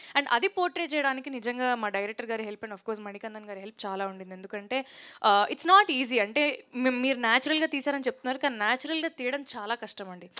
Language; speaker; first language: Telugu; native; Telugu